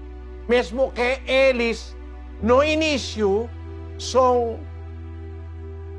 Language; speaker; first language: Portuguese; non-native, local second language; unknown